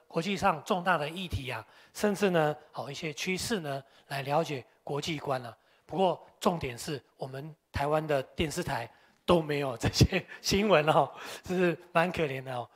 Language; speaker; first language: Chinese; native; Chinese